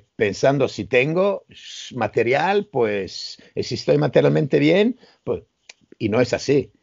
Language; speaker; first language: Spanish; non-native, fluent; Serbian